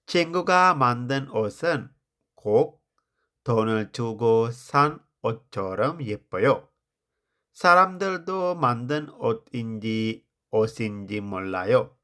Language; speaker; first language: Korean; non-native, fluent; Sinhala